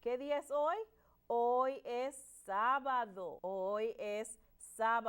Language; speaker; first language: Spanish; non-native, learner; English